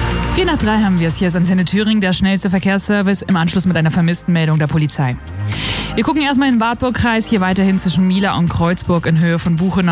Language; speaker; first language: German; native; German